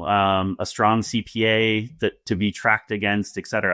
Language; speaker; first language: English; native; English